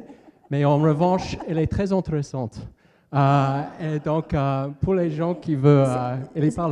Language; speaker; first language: French; non-native, fluent; English